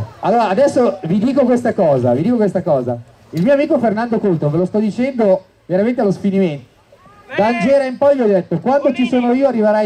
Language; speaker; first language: Italian; native; Italian